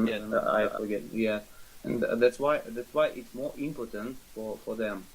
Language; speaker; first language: English; non-native, learner; Russian